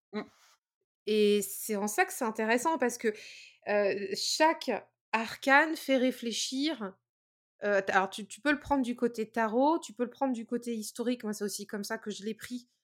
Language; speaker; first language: French; native; French